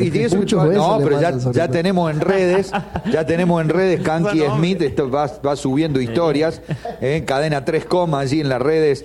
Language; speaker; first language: Spanish; native; Spanish